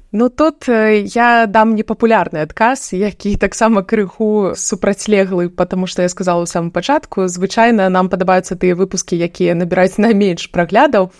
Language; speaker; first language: Belarusian; non-native, local second language; Russian